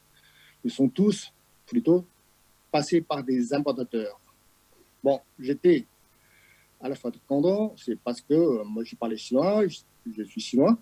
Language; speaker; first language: French; non-native, fluent; Chinese